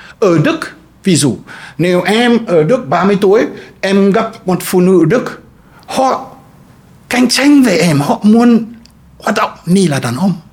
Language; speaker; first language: Vietnamese; non-native, fluent; German